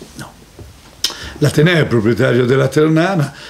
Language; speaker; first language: Italian; native; Italian